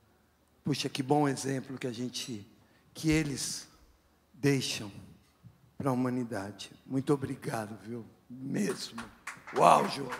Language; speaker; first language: Portuguese; non-native, fluent; English